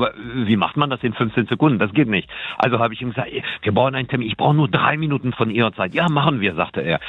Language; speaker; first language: German; non-native, fluent; French